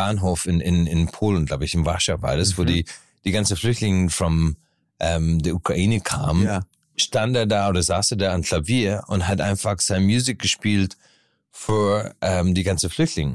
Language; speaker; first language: German; non-native, fluent; English